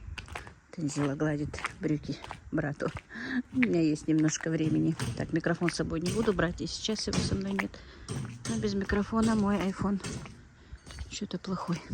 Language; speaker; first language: Russian; non-native, local second language; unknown